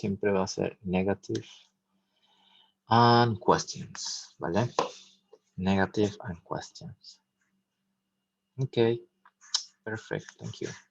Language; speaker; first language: English; non-native, fluent; Spanish